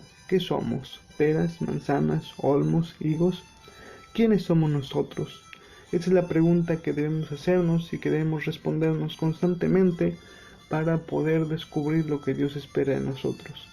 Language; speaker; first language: Spanish; native; Spanish